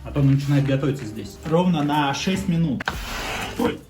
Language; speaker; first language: Russian; native; Russian